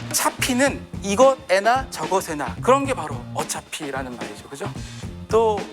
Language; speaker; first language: Korean; native; Korean